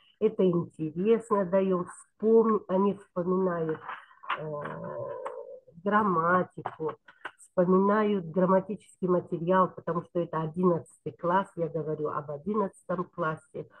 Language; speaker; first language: Russian; non-native, local second language; Kyrgyz